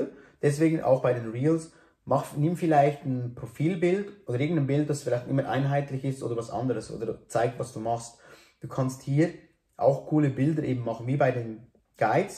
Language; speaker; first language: German; native; German